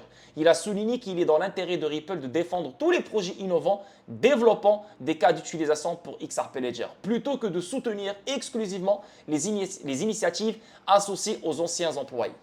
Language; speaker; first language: French; native; French